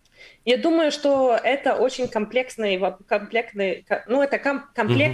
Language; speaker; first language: Russian; non-native, local second language; Latvian